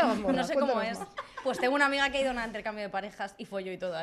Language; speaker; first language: Spanish; native; Spanish